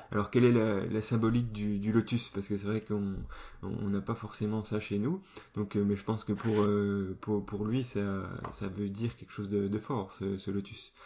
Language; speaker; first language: French; native; French